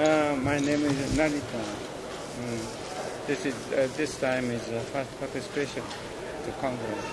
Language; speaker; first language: English; non-native, learner; Japanese